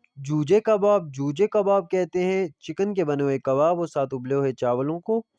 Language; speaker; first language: Urdu; non-native, local second language; Punjabi